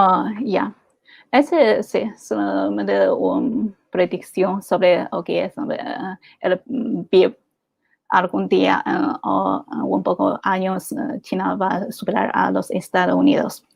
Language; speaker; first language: Spanish; non-native, fluent; Chinese